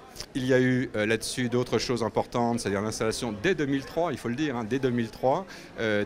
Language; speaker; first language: French; native; French